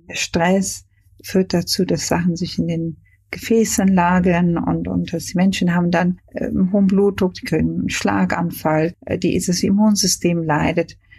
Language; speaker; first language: German; non-native, fluent; Hungarian